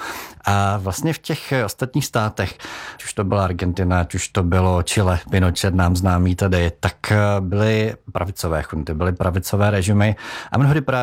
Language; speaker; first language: Czech; native; Czech